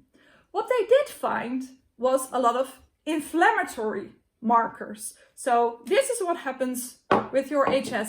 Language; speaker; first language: English; non-native, fluent; Dutch